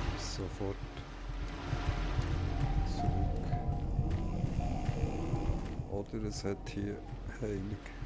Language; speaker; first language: German; native; German